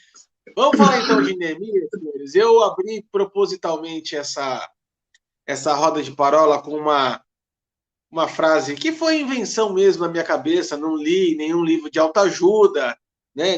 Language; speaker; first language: Portuguese; native; Portuguese